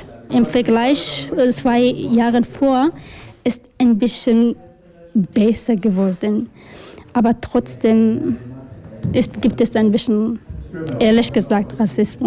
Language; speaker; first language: German; non-native, learner; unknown